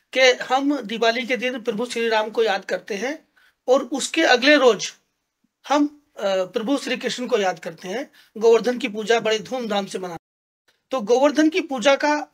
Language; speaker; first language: Hindi; native; Hindi